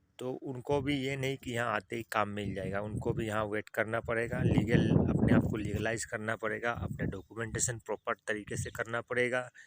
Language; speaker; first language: Hindi; native; Hindi